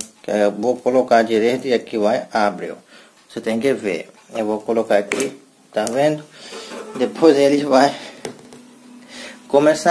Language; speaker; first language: Portuguese; non-native, learner; Hindi